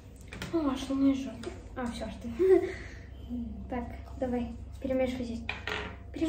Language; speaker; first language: Russian; non-native, local second language; Kazakh